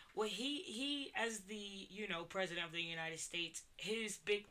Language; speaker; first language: English; native; English